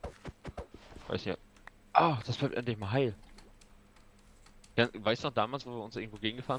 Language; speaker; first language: German; native; German